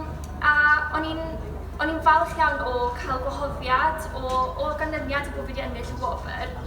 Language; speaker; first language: Welsh; native; Welsh